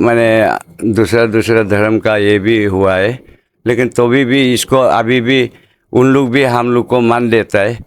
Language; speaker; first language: Hindi; non-native, local second language; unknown